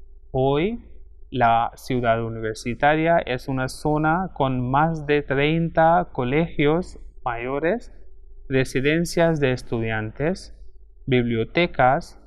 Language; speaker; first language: Spanish; non-native, fluent; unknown